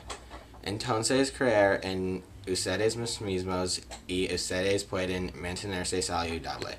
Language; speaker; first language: Spanish; non-native, learner; English